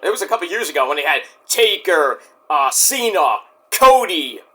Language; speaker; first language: English; native; English